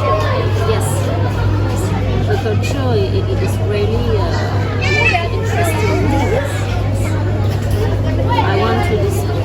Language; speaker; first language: English; non-native, learner; French